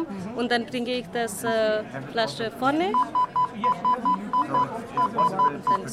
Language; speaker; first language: German; non-native, learner; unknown